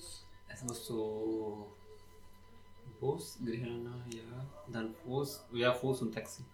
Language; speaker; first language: German; non-native, learner; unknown